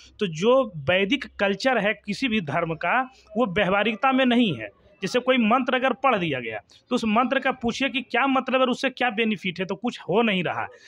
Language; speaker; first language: Hindi; native; Hindi